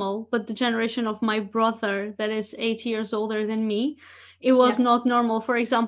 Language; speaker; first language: English; non-native, fluent; Portuguese